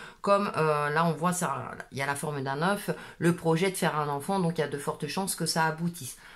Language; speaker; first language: French; native; French